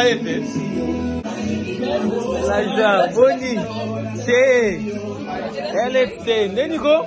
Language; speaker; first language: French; non-native, local second language; Lingala